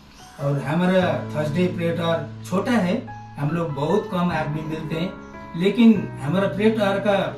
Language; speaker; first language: Hindi; non-native, local second language; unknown